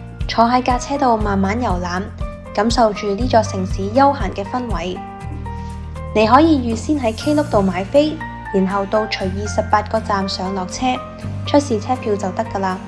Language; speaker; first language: Chinese; native; Chinese